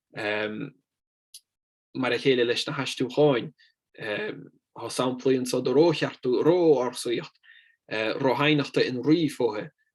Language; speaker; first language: Irish; non-native, fluent; Italian